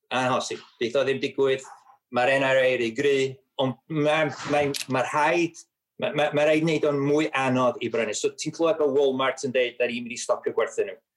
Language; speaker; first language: Welsh; native; Welsh